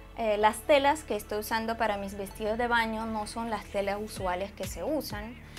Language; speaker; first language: Spanish; non-native, fluent; Russian